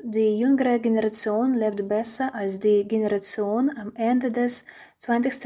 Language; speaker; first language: German; non-native, fluent; Russian